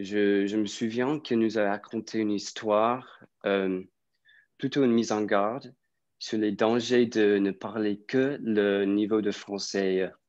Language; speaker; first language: French; non-native, fluent; English